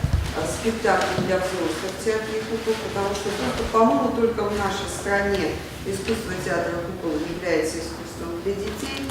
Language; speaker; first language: Russian; native; Russian